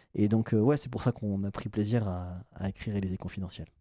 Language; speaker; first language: French; native; French